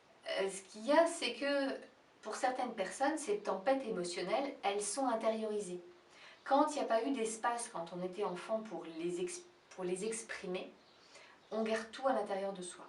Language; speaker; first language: French; native; French